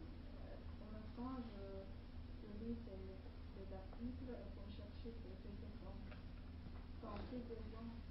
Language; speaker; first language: French; non-native, learner; Chinese